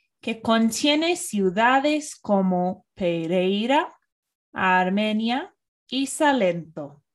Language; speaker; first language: Spanish; non-native, fluent; English